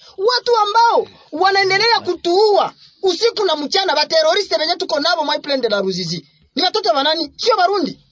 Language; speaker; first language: Swahili; native; Swahili